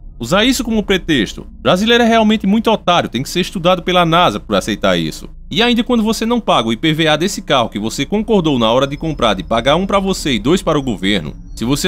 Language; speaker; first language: Portuguese; native; Portuguese